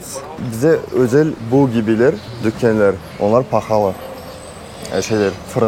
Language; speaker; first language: Turkish; non-native, learner; Kazakh